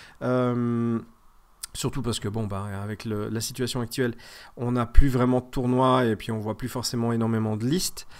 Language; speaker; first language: French; native; French